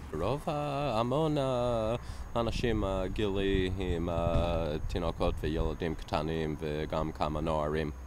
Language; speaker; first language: Hebrew; non-native, fluent; English